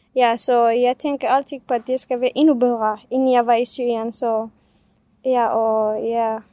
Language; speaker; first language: Danish; non-native, fluent; Kurdish